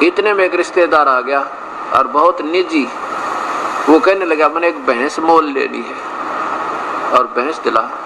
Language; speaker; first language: Hindi; non-native, local second language; Haryanvi